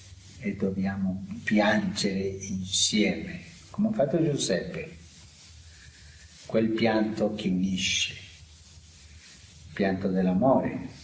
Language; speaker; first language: Italian; non-native, fluent; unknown